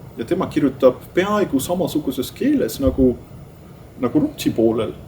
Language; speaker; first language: Estonian; non-native, fluent; Dutch